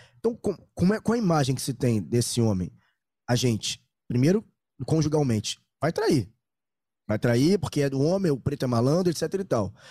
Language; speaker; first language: Portuguese; native; Portuguese